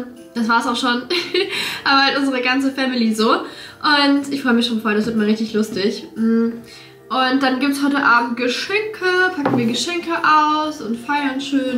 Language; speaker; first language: German; native; German